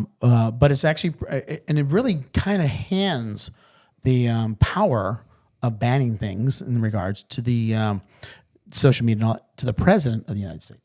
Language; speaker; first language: English; native; English